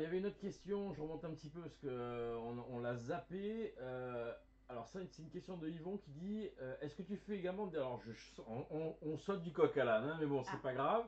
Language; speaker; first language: French; native; French